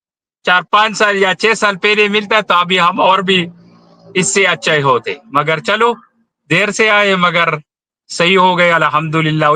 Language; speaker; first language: Hindi; non-native, local second language; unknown